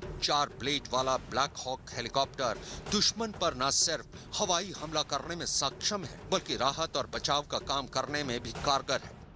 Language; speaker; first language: Hindi; native; Hindi